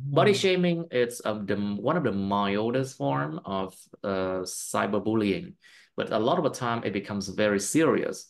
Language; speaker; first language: English; non-native, fluent; Vietnamese